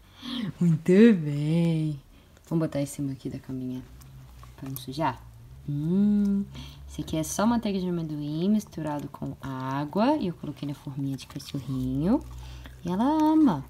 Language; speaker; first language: Portuguese; native; Portuguese